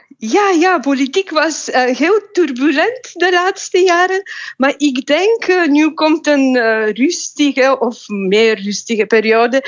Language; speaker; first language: Dutch; non-native, fluent; Bulgarian